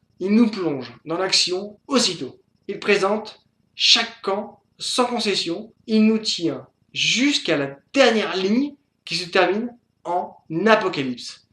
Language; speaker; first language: French; native; French